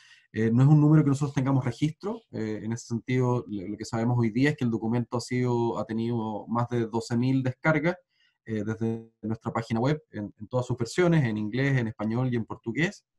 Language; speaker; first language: Spanish; native; Spanish